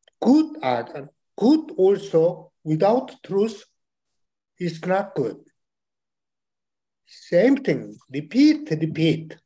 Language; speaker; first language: English; non-native, learner; Chinese